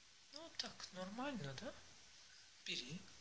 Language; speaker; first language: Russian; non-native, learner; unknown